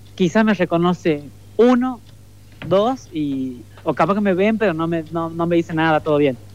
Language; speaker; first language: Spanish; native; Spanish